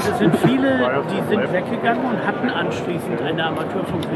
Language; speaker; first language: German; native; German